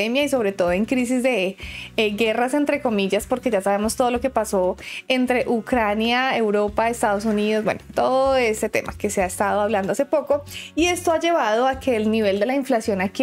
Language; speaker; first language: Spanish; native; Spanish